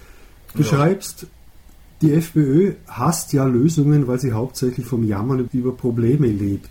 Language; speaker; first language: German; native; German